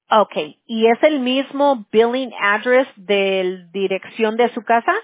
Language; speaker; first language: Spanish; early bilingual, heritage; English